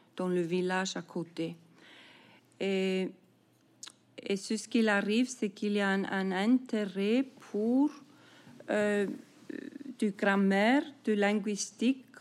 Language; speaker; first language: French; non-native, fluent; Icelandic